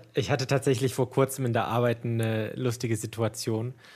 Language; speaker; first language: German; non-native, fluent; English